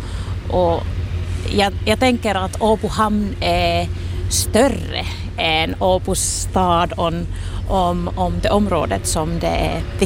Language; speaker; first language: Swedish; non-native, local second language; Finnish